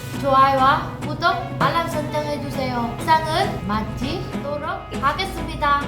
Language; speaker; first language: Korean; non-native, local second language; Vietnamese